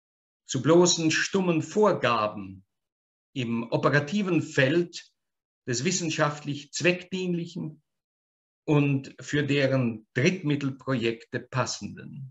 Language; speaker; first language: German; native; German